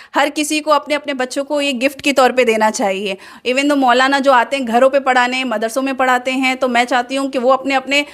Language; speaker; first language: Hindi; native; Hindi